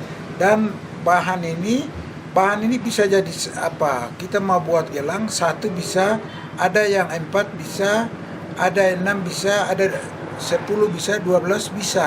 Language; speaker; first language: Indonesian; non-native, local second language; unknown